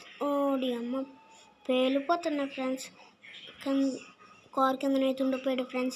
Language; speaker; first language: Telugu; native; Telugu